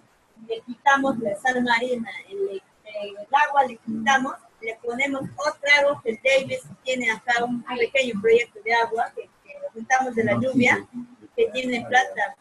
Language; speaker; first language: Spanish; native; Spanish